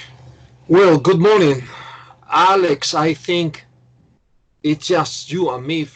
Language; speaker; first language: English; non-native, fluent; Spanish